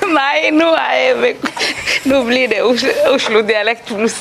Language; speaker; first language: Norwegian; non-native, fluent; Somali